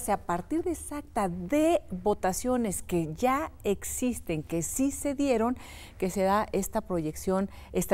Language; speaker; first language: Spanish; native; Spanish